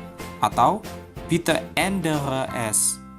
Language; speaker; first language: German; non-native, fluent; Indonesian